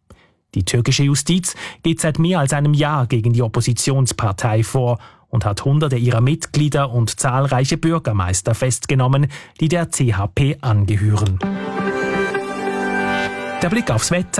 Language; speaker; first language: German; native; German